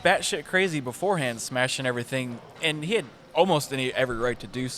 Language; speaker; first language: English; native; English